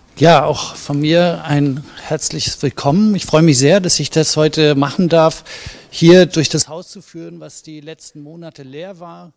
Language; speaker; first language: German; native; German